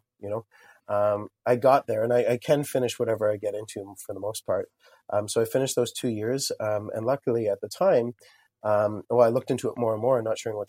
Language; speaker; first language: English; native; English